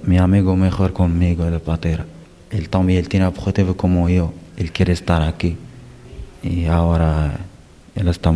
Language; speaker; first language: Spanish; non-native, learner; Arabic